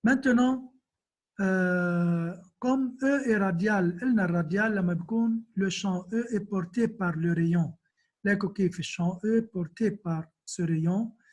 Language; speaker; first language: French; non-native, local second language; Arabic